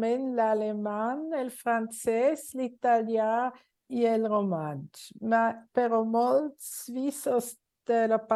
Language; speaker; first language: Catalan; non-native, learner; Swiss German